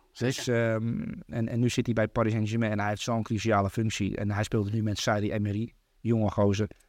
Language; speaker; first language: Dutch; early bilingual, other home language; Turkish